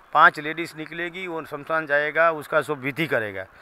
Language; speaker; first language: Hindi; non-native, local second language; Gujarati